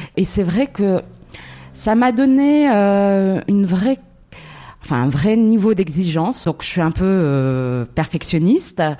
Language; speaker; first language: French; non-native, local second language; Arabic